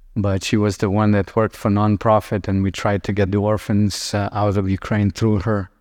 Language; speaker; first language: English; non-native, fluent; Lithuanian